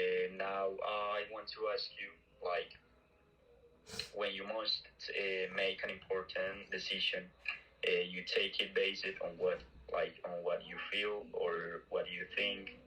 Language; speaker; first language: English; non-native, fluent; Spanish